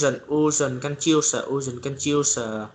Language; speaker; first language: Russian; non-native, learner; Vietnamese